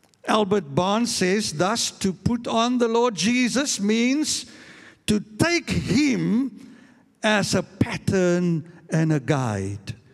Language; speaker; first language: English; non-native, local second language; Afrikaans